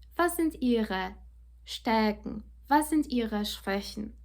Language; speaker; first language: German; non-native, fluent; Polish